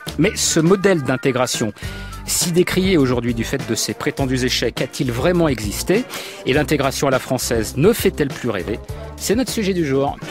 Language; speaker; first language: French; native; French